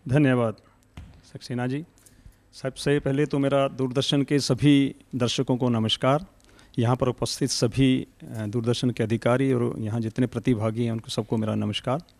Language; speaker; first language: Hindi; native; Hindi